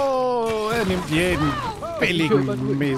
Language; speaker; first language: German; native; German